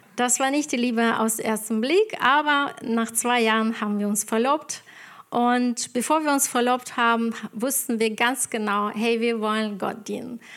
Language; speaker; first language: German; non-native, fluent; Ukrainian